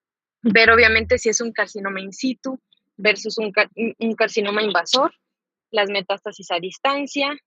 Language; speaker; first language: Spanish; native; Spanish